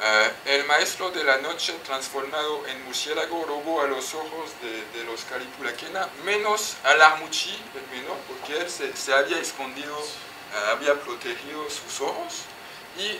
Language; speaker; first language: Spanish; non-native, fluent; French